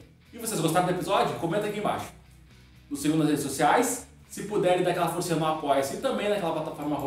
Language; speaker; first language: Portuguese; native; Portuguese